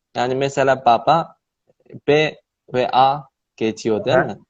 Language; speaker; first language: Turkish; non-native, learner; Chinese